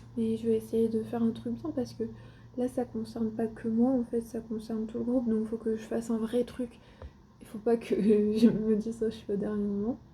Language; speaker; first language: French; native; French